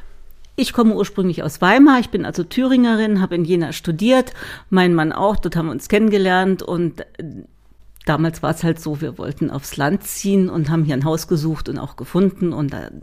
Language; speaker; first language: German; native; German